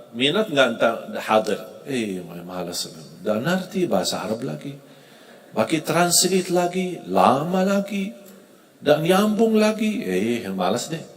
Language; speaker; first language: Indonesian; non-native, fluent; Arabic